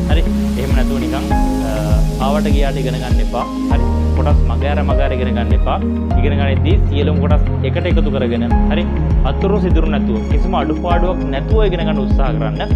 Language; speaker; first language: Sinhala; native; Sinhala